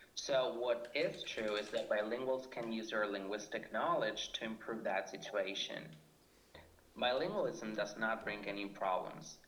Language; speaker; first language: English; non-native, fluent; Spanish